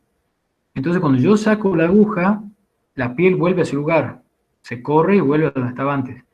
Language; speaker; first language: Spanish; native; Spanish